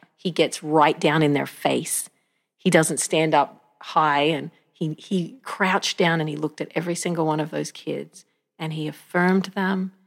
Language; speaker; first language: English; native; English